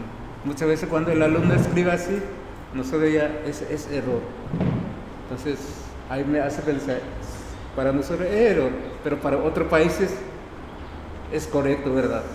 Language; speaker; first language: Spanish; non-native, local second language; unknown